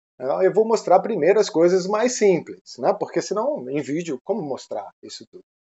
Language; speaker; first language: Portuguese; non-native, fluent; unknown